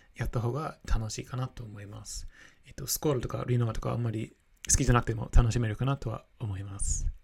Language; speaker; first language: Japanese; non-native, fluent; English